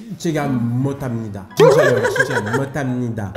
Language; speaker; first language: Korean; non-native, learner; French